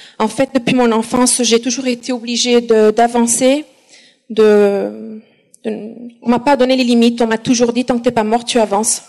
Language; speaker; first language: French; non-native, fluent; Portuguese